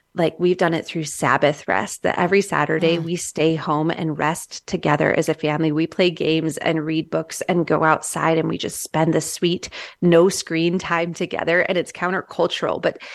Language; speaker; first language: English; native; English